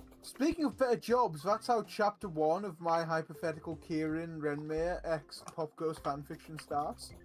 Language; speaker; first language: English; native; English